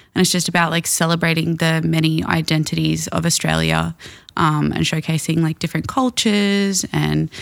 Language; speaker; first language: English; native; English